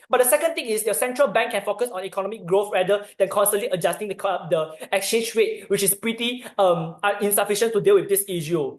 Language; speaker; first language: English; non-native, learner; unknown